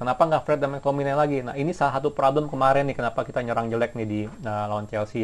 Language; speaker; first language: Indonesian; native; Indonesian